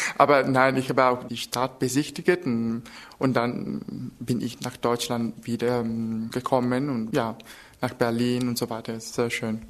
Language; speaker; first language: German; non-native, fluent; Italian